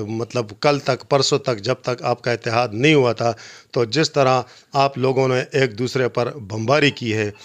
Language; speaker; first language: Urdu; non-native, local second language; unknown